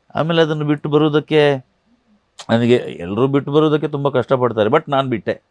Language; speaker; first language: Kannada; non-native, local second language; Tulu